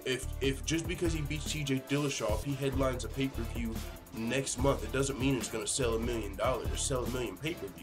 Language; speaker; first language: English; native; English